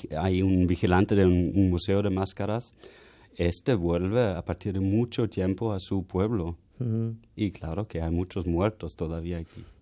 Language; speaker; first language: Spanish; non-native, fluent; German